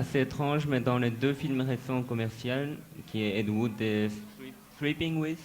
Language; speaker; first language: French; non-native, fluent; Japanese